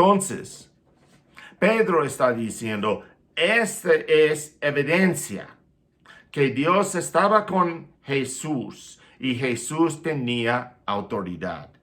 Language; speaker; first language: Spanish; non-native, fluent; English